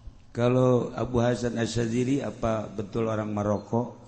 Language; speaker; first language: Indonesian; non-native, local second language; Sundanese